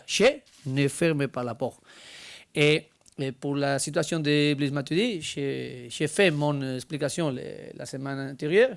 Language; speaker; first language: French; non-native, learner; Spanish